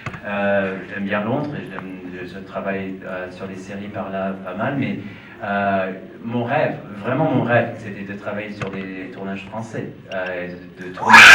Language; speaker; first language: French; non-native, fluent; English